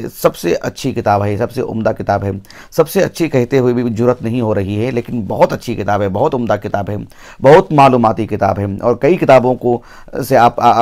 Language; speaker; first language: Urdu; native; Urdu